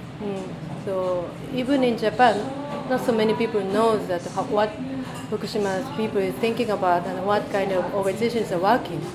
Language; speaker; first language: English; non-native, fluent; Japanese